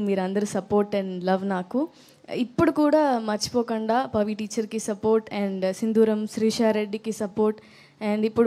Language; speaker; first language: Telugu; non-native, fluent; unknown